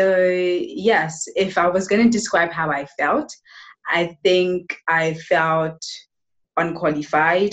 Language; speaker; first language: English; non-native, local second language; Yoruba